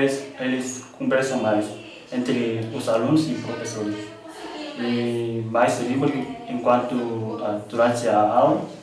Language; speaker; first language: Portuguese; non-native, learner; Korean